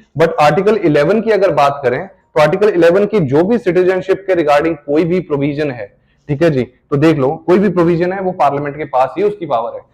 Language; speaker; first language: Hindi; native; Hindi